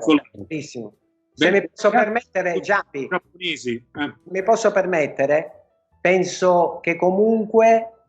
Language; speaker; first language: Italian; native; Italian